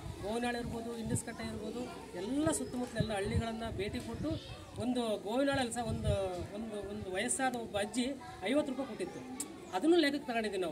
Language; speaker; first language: Kannada; native; Kannada